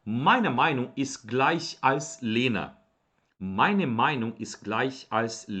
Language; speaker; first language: German; non-native, fluent; Portuguese